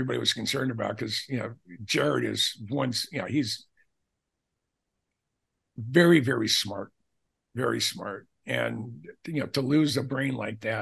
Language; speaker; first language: English; native; English